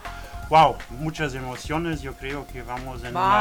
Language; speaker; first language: Spanish; non-native, learner; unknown